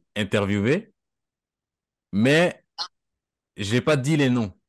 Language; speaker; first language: French; native; French